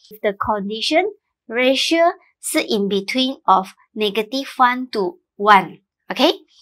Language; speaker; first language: English; non-native, local second language; Chinese